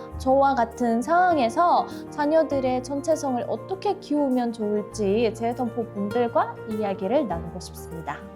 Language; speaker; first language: Korean; non-native, fluent; Russian